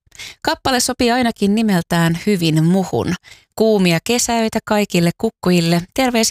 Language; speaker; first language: Finnish; native; Finnish